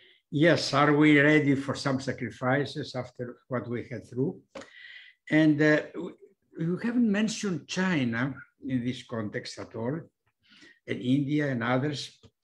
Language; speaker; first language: English; non-native, fluent; Greek